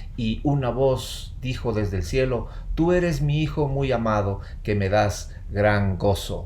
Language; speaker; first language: Spanish; native; Spanish